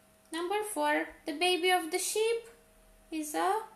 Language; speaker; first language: English; non-native, fluent; Romanian